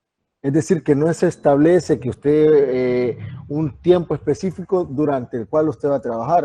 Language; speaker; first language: Spanish; native; Spanish